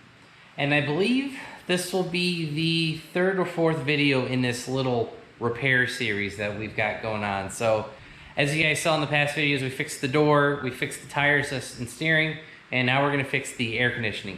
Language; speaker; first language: English; native; English